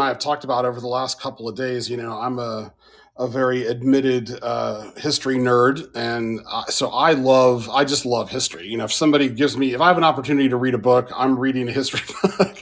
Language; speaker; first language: English; native; English